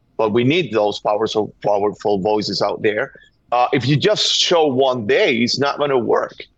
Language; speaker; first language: English; non-native, fluent; Spanish